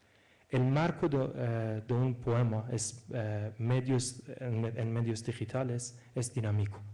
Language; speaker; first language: Spanish; non-native, fluent; Persian